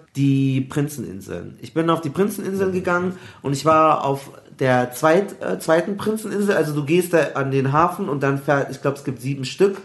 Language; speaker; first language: German; early bilingual, other home language; Arabic